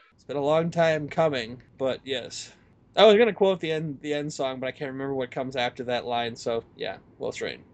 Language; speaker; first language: English; native; English